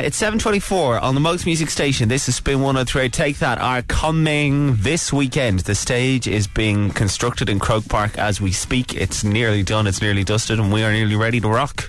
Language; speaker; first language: English; native; English